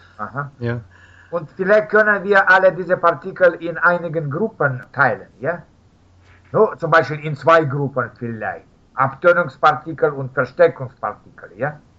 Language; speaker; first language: German; non-native, fluent; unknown